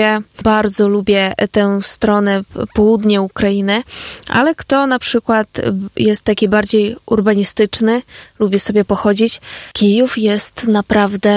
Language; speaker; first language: Polish; non-native, fluent; Ukrainian